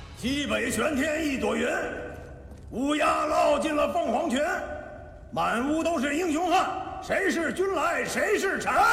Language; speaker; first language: Chinese; native; Chinese